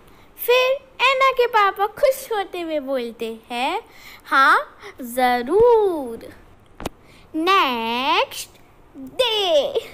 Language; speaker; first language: Hindi; native; Hindi